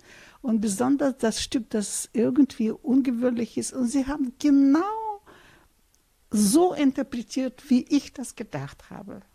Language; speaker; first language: German; non-native, fluent; Russian